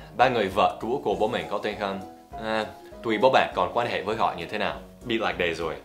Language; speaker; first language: Vietnamese; non-native, fluent; English